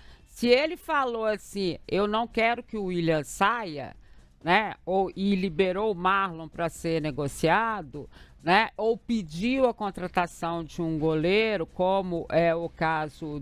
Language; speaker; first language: Portuguese; native; Portuguese